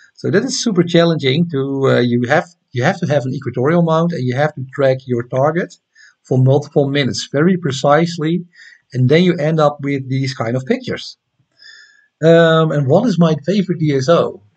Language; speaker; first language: English; non-native, fluent; Dutch